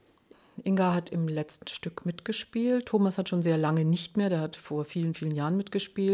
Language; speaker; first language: German; native; German